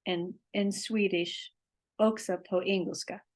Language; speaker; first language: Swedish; non-native, learner; English